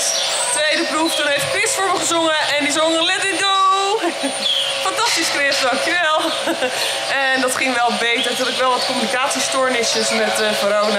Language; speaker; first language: Dutch; native; Dutch